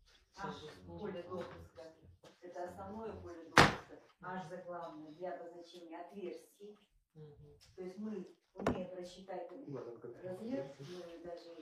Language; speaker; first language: Russian; native; Russian